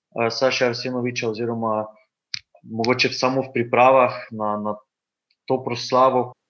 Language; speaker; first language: Slovenian; native; Slovenian